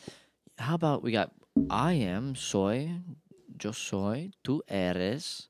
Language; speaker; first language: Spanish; non-native, learner; English